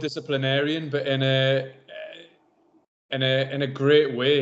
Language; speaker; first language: English; native; English